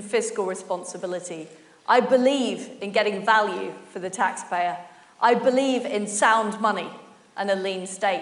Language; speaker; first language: English; native; English